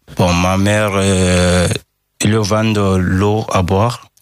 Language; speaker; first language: French; non-native, learner; Fula